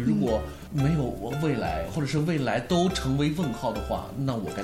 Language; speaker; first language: Chinese; native; Chinese